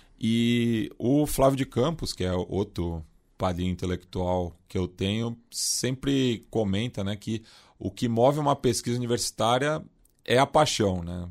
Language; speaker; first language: Portuguese; native; Portuguese